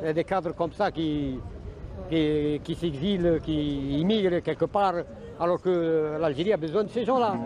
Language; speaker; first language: French; non-native, local second language; Arabic